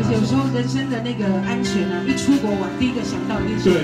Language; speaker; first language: Chinese; native; Chinese